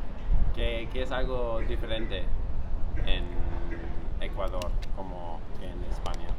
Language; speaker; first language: Spanish; non-native, fluent; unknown